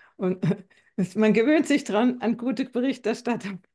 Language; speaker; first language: German; native; German